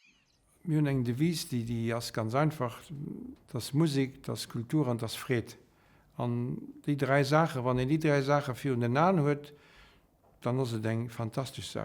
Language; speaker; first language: German; non-native, local second language; Luxembourgish